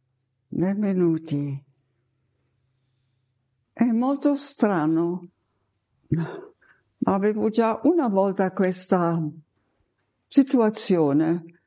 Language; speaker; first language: Italian; non-native, fluent; German